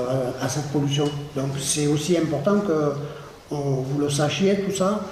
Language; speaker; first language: French; native; French